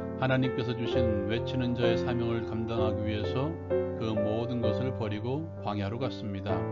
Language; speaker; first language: Korean; native; Korean